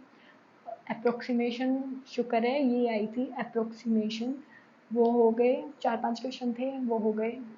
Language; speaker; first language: Hindi; native; Hindi